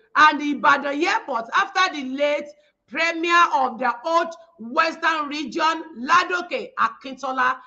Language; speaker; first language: English; non-native, local second language; Yoruba